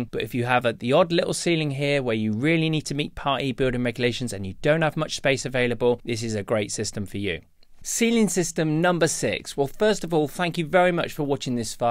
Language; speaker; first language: English; native; English